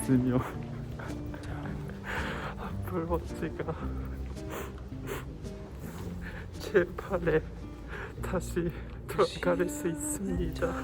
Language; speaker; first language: Korean; non-native, learner; Japanese